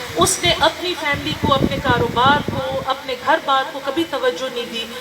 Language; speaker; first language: Urdu; non-native, local second language; Northern Hindko